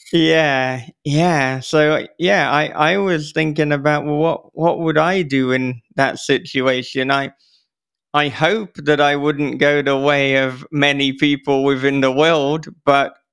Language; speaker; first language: English; native; English